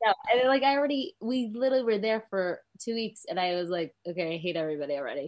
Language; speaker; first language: English; native; English